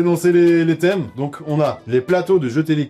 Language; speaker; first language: French; native; French